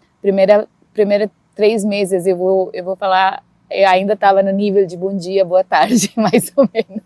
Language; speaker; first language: Portuguese; non-native, fluent; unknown